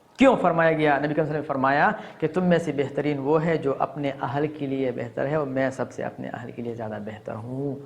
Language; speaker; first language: Urdu; non-native, local second language; Pashto